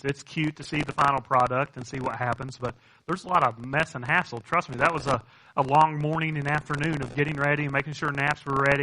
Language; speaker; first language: English; native; English